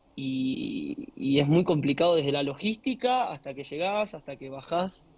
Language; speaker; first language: Spanish; native; Spanish